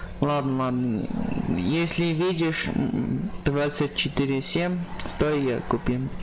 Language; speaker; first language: Russian; non-native, learner; Armenian